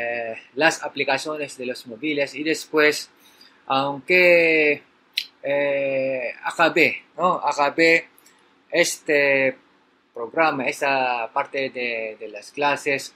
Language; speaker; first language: Spanish; non-native, learner; Filipino